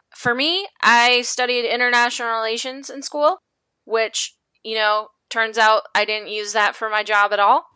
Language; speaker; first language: English; native; English